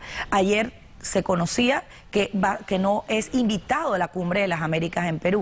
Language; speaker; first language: Spanish; native; Spanish